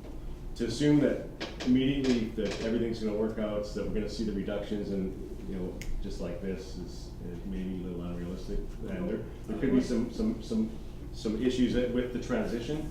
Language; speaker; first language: English; native; English